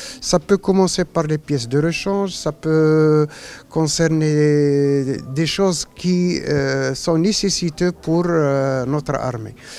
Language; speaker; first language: French; non-native, local second language; Arabic